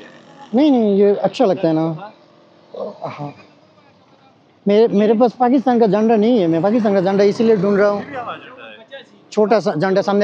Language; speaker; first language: Hindi; non-native, fluent; Bangla